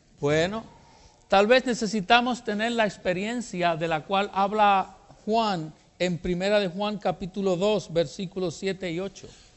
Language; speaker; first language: Spanish; native; Spanish